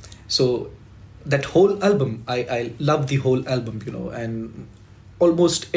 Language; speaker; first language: English; non-native, local second language; Marathi